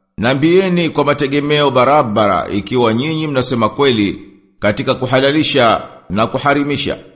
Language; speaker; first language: Swahili; native; Swahili